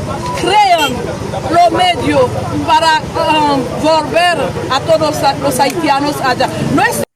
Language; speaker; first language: Spanish; non-native, local second language; Haitian Creole